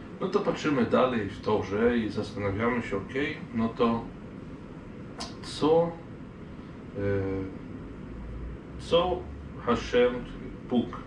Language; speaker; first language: Polish; non-native, fluent; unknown